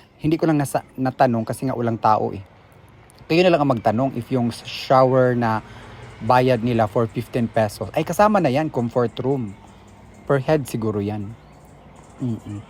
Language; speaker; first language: Filipino; non-native, local second language; Cebuano